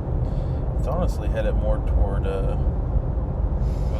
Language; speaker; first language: English; native; English